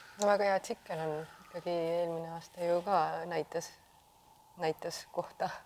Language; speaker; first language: Estonian; native; Estonian